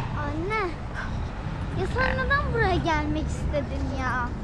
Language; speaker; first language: Turkish; native; Turkish